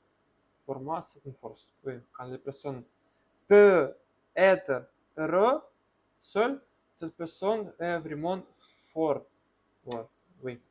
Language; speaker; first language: French; non-native, learner; Russian